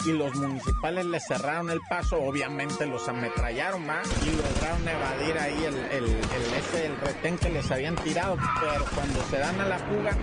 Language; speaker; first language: Spanish; native; Spanish